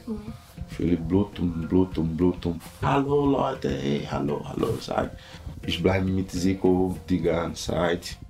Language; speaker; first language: German; non-native, learner; Portuguese